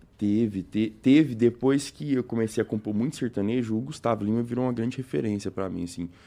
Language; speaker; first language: Portuguese; native; Portuguese